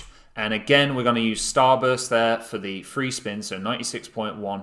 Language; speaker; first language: English; native; English